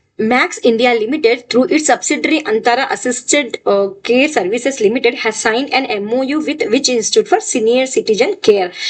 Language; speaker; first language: English; non-native, local second language; Telugu